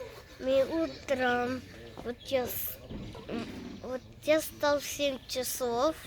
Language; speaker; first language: Russian; early bilingual, heritage; Russian